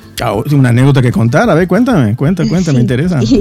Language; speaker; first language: Spanish; native; Spanish